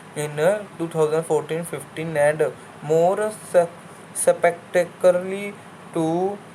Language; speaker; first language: English; non-native, local second language; Punjabi